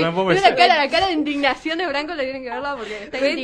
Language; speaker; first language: Spanish; native; Spanish